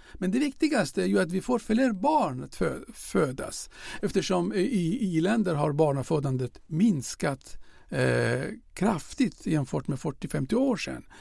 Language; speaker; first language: Swedish; non-native, fluent; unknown